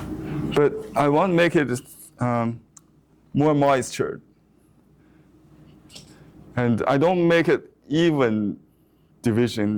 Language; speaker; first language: English; non-native, fluent; Chinese